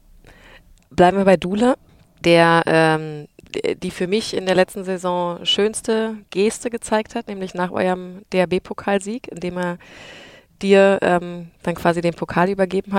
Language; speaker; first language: German; native; German